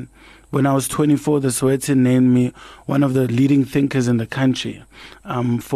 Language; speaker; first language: English; non-native, local second language; Tswana